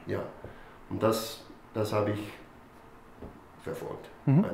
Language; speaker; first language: German; non-native, fluent; English